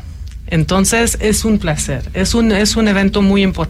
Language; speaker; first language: Spanish; non-native, fluent; French